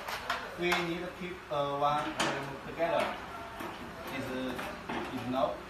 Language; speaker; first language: English; non-native, learner; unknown